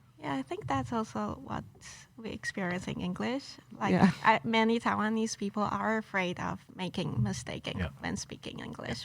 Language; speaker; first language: English; non-native, local second language; Chinese